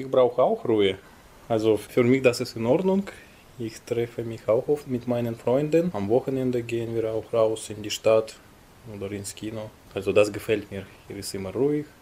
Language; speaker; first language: German; non-native, fluent; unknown